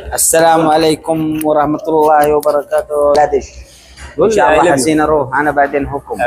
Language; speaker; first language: Arabic; non-native, learner; Bangla